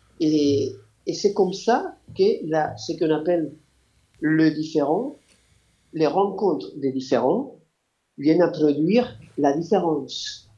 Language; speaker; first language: French; non-native, fluent; Spanish